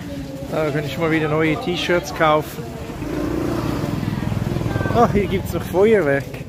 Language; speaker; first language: German; native; German